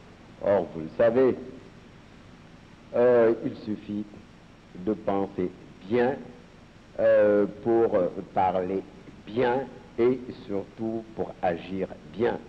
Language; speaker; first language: French; non-native, local second language; Serer